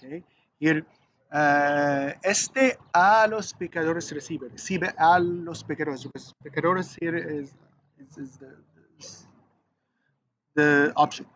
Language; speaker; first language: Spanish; non-native, learner; Arabic